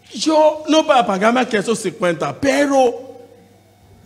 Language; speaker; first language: Spanish; non-native, learner; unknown